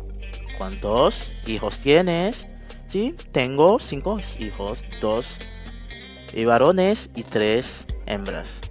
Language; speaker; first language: Spanish; non-native, fluent; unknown